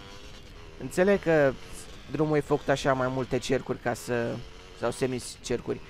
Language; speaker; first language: Romanian; native; Romanian